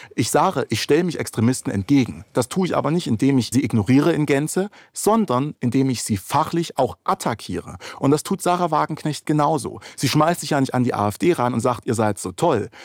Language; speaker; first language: German; early bilingual, other home language; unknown